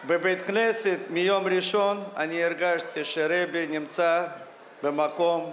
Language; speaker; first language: Hebrew; non-native, fluent; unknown